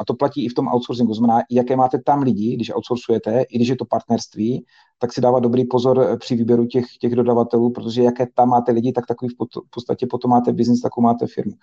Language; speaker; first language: Czech; native; Czech